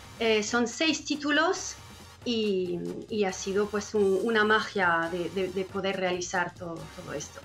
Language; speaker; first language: Spanish; non-native, fluent; French